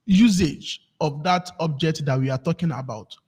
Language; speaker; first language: English; non-native, local second language; Yoruba